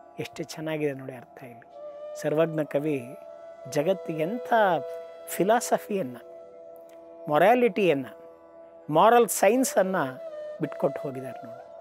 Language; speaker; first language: Kannada; native; Kannada